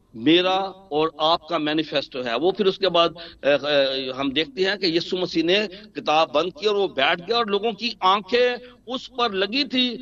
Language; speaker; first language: Urdu; non-native, local second language; Punjabi